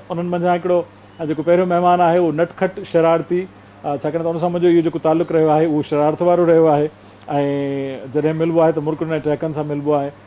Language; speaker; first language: Sindhi; native; Sindhi